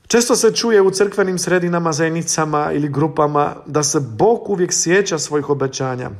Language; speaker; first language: Croatian; non-native, fluent; Polish